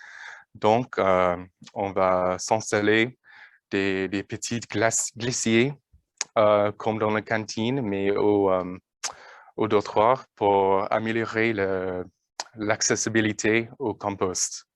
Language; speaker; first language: French; non-native, learner; English